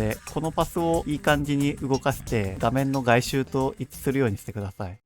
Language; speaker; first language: Japanese; native; Japanese